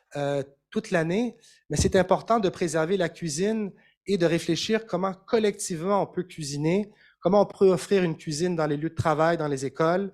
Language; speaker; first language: French; native; French